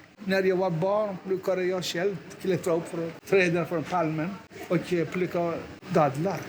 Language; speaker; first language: Swedish; non-native, fluent; Persian